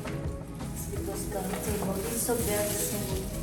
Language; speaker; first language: English; non-native, learner; Filipino